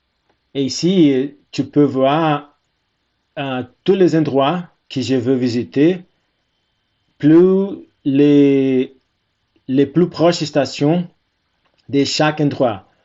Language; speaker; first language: French; non-native, fluent; Portuguese